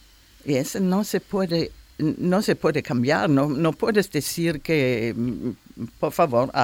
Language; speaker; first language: Spanish; non-native, learner; German